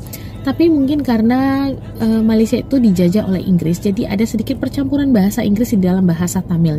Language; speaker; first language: Indonesian; non-native, local second language; Tamil